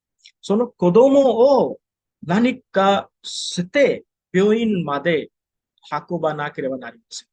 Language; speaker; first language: Japanese; non-native, fluent; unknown